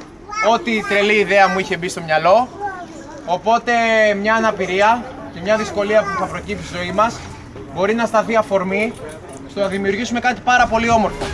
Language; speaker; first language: Greek; native; Greek